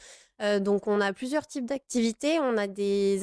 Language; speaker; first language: French; native; French